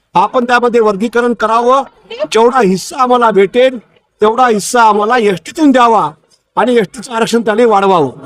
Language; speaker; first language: Marathi; non-native, local second language; Lambadi